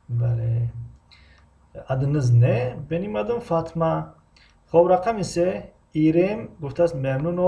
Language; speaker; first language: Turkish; non-native, fluent; Tajik